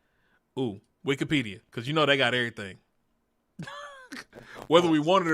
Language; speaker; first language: English; native; English